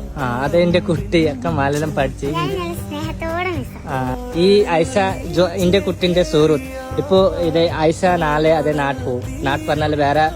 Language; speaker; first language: Malayalam; non-native, fluent; Bangla